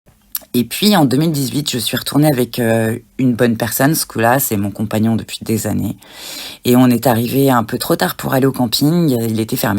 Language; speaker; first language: French; native; French